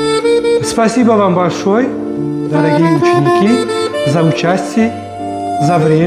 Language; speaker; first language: Russian; non-native, local second language; Uzbek